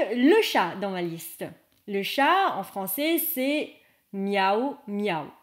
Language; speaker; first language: French; non-native, fluent; Vietnamese